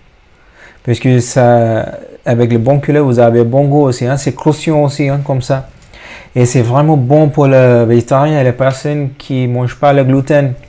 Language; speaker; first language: French; non-native, fluent; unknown